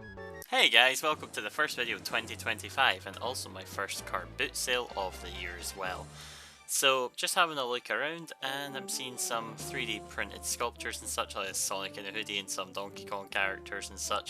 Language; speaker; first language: English; native; English